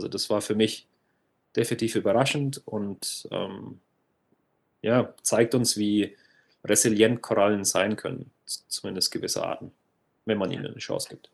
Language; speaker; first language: German; native; German